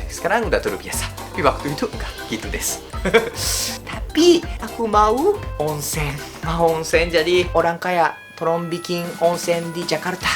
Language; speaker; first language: Indonesian; non-native, learner; Japanese